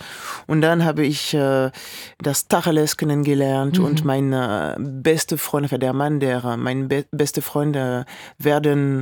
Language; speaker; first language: German; non-native, fluent; French